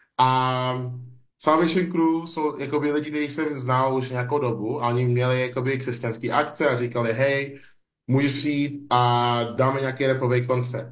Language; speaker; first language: Czech; non-native, fluent; English